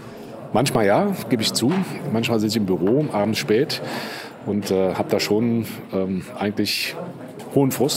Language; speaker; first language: German; native; German